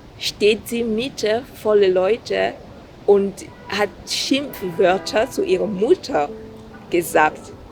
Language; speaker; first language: German; non-native, fluent; French